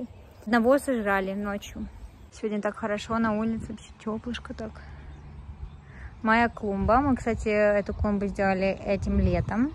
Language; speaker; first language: Russian; native; Russian